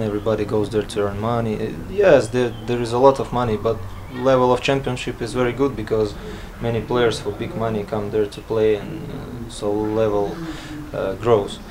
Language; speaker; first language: English; non-native, learner; Latvian